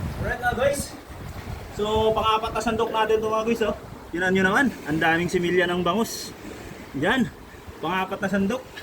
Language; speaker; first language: Filipino; non-native, local second language; Iloko